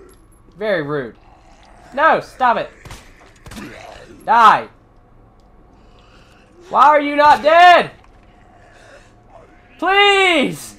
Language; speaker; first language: English; native; English